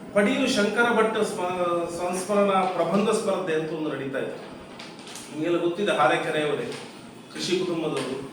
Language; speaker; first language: Kannada; native; Kannada